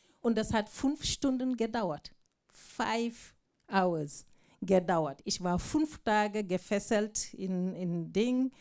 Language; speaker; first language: German; non-native, fluent; Fula